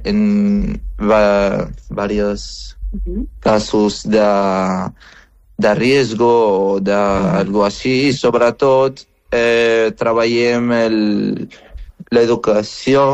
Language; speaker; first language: Catalan; non-native, fluent; Arabic